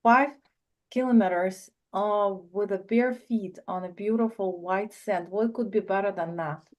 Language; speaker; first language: English; non-native, learner; Russian